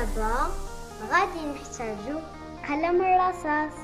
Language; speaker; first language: Arabic; native; Arabic